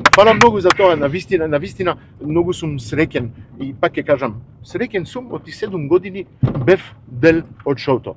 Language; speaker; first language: Macedonian; early bilingual, heritage; Macedonian